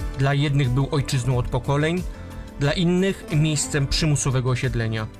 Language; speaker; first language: Polish; native; Polish